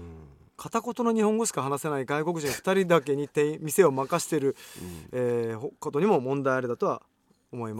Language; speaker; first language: Japanese; native; Japanese